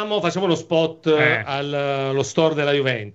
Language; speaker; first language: Italian; native; Italian